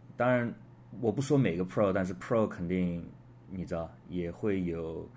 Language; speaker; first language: Chinese; early bilingual, heritage; Chinese